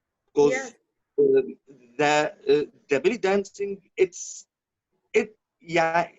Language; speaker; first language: English; non-native, learner; Arabic